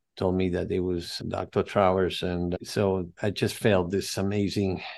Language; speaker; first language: English; non-native, fluent; Spanish